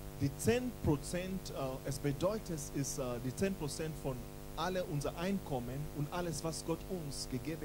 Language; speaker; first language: German; non-native, learner; English